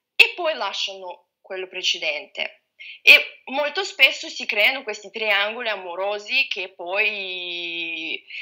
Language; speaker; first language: Italian; non-native, fluent; Russian